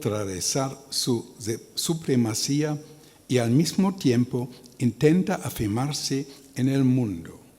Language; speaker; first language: Spanish; non-native, learner; German